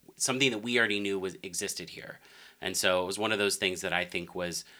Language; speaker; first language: English; native; English